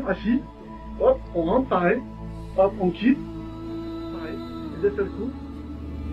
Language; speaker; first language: French; native; French